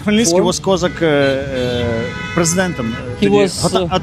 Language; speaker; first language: Ukrainian; native; Ukrainian